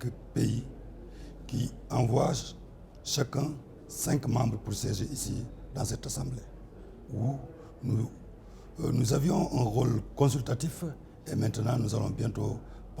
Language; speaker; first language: French; non-native, local second language; Wolof